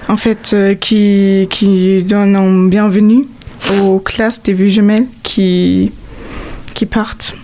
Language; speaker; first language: French; non-native, fluent; German